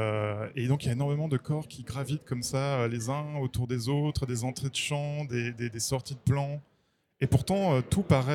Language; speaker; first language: French; native; French